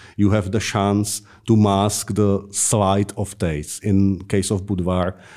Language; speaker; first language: English; non-native, fluent; Czech